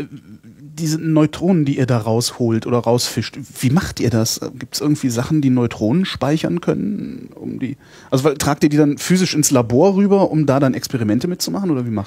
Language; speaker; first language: German; native; German